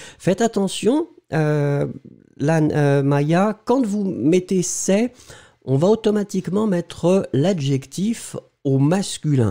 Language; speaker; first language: French; native; French